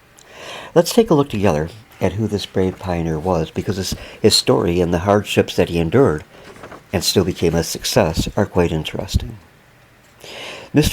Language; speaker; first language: English; native; English